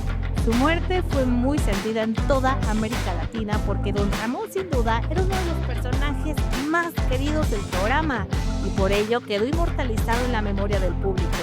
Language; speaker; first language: Spanish; native; Spanish